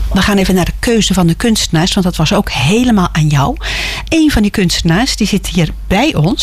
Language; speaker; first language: Dutch; native; Dutch